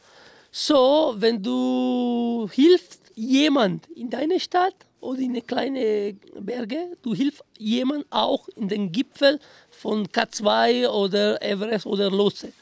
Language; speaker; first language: German; non-native, fluent; Italian